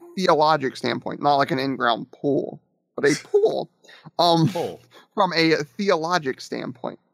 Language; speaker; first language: English; native; English